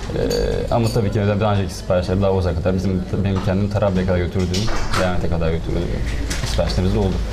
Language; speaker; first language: Turkish; native; Turkish